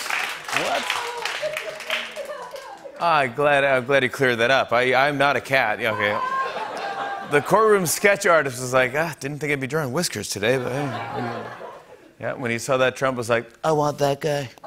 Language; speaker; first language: English; native; English